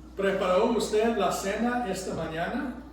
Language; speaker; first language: Spanish; non-native, fluent; English